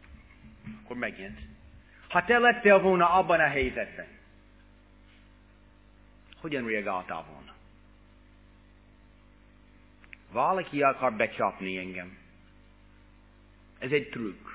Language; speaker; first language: Hungarian; non-native, fluent; English